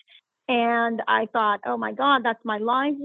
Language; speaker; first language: English; native; English